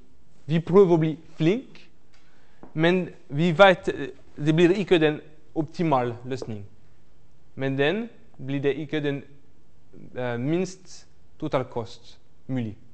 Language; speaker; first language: Norwegian; non-native, fluent; French